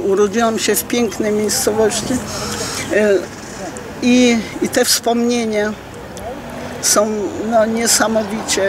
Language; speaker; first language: Polish; early bilingual, heritage; Polish